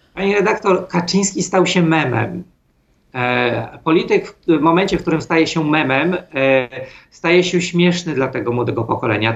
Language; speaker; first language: Polish; native; Polish